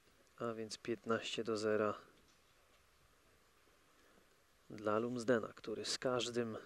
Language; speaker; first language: Polish; native; Polish